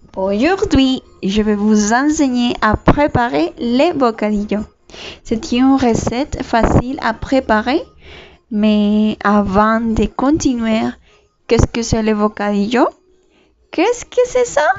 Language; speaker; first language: French; non-native, learner; Spanish